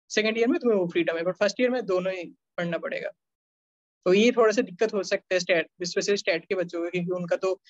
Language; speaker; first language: Hindi; non-native, local second language; Bangla